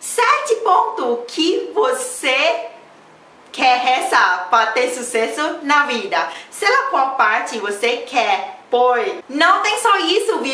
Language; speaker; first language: Portuguese; non-native, learner; Thai